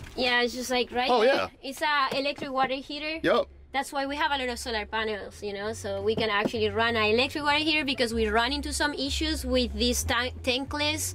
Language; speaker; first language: English; non-native, fluent; Spanish